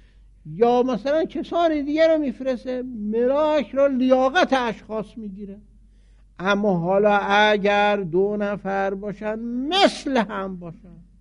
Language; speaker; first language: Persian; native; Persian